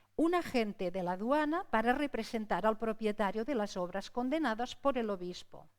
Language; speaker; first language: Spanish; non-native, local second language; Catalan